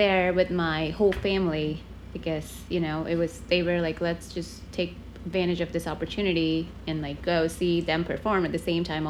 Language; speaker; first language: English; non-native, local second language; Tamil